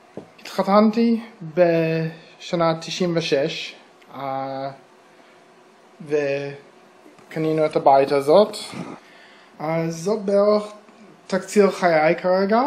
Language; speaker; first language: Hebrew; early bilingual, other home language; English